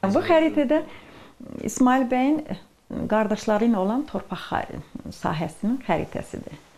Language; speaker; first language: Azerbaijani; native; Azerbaijani